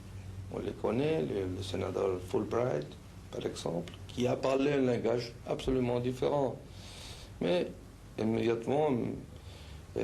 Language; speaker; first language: French; non-native, fluent; Spanish